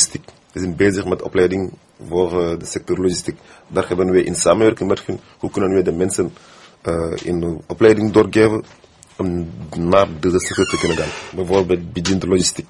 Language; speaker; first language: Dutch; non-native, fluent; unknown